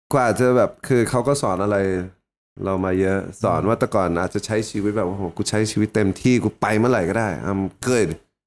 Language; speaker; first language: Thai; early bilingual, heritage; Thai